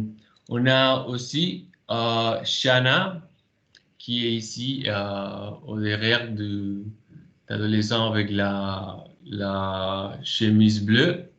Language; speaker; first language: French; non-native, fluent; Spanish